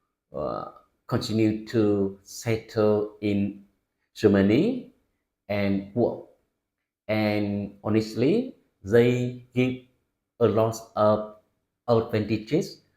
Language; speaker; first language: English; non-native, fluent; Vietnamese